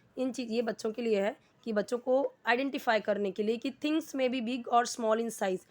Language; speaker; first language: Hindi; native; Hindi